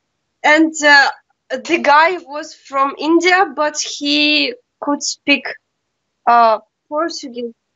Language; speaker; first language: English; non-native, learner; Russian